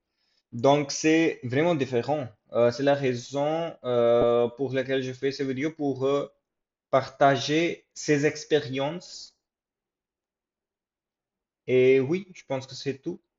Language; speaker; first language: French; non-native, fluent; English